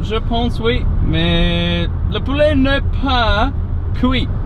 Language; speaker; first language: French; non-native, learner; English